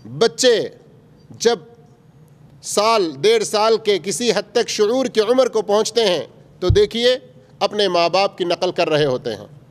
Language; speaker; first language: Urdu; native; Urdu